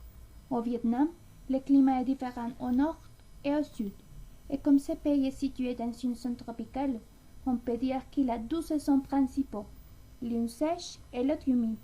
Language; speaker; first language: French; non-native, learner; Spanish